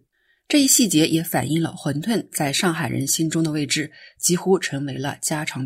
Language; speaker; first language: Chinese; native; Chinese